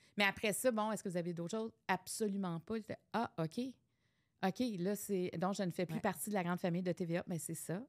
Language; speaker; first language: French; native; French